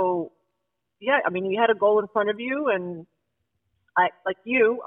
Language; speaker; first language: English; native; English